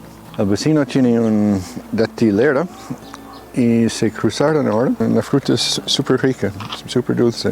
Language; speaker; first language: Spanish; non-native, fluent; English